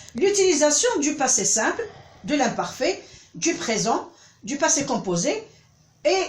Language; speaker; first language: French; non-native, local second language; Arabic